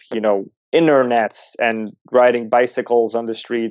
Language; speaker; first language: English; early bilingual, other home language; Yiddish